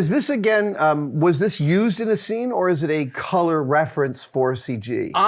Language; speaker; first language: English; native; English